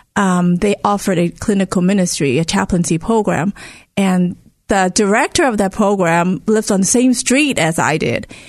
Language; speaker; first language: English; non-native, local second language; Cantonese